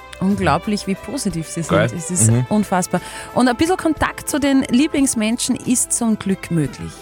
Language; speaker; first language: German; native; German